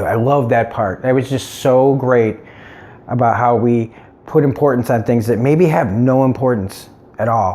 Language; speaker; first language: English; native; English